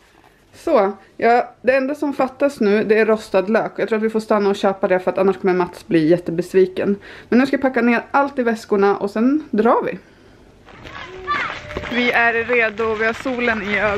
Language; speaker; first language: Swedish; native; Swedish